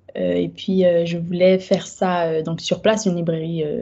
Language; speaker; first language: French; native; French